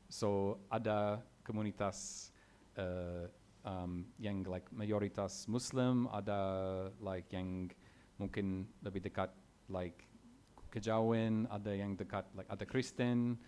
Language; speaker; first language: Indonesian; non-native, learner; English